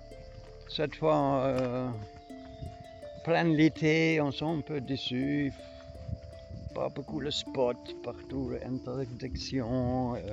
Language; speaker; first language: French; non-native, learner; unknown